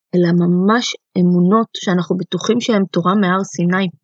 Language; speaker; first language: Hebrew; early bilingual, other home language; Russian